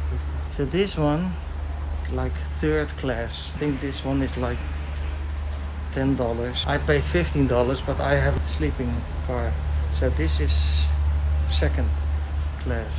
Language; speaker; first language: English; non-native, learner; Dutch